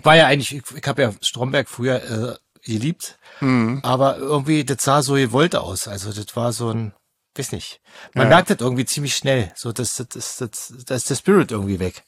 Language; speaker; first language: German; native; German